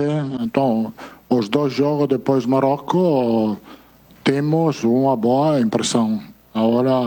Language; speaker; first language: Portuguese; non-native, fluent; Italian